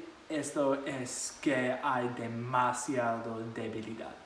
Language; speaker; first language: Spanish; non-native, learner; English